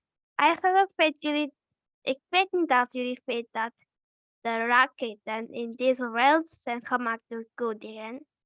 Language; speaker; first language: Dutch; early bilingual, other home language; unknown